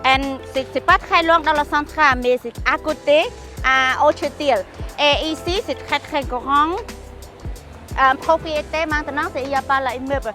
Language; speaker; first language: French; non-native, learner; Khmer